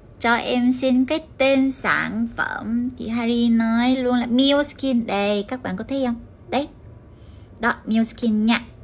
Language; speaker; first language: Vietnamese; early bilingual, heritage; Korean